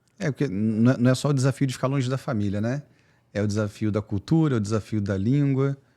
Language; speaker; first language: Portuguese; native; Portuguese